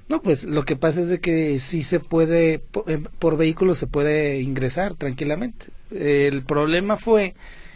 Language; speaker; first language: Spanish; native; Spanish